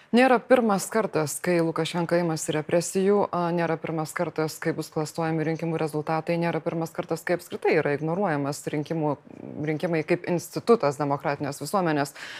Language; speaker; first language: Lithuanian; native; Lithuanian